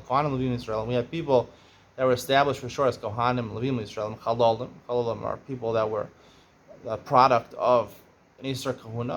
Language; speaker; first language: English; native; English